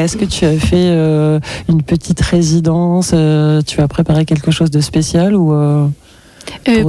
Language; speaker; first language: French; native; French